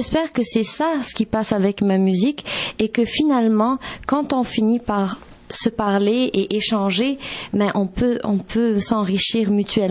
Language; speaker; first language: French; non-native, local second language; Arabic